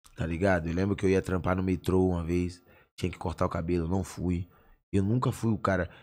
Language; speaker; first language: Portuguese; native; Portuguese